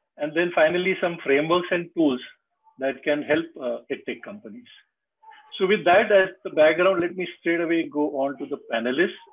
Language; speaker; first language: English; non-native, local second language; Marathi